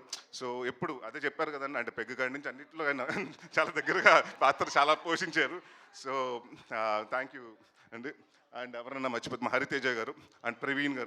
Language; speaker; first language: Telugu; native; Telugu